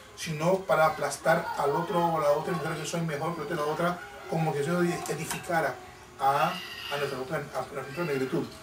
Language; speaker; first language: Spanish; native; Spanish